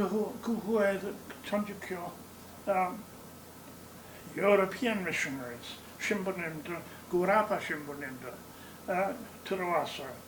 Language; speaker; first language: Korean; non-native, learner; English